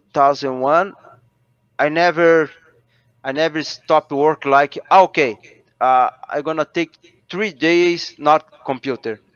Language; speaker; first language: English; non-native, learner; Portuguese